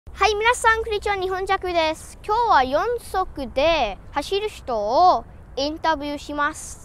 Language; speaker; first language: Japanese; non-native, learner; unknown